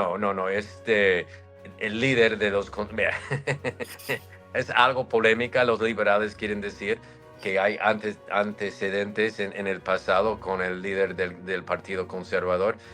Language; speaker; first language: Spanish; non-native, fluent; English